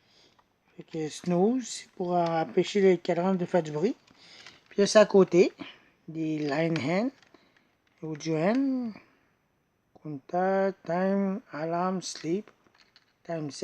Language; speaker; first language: French; native; French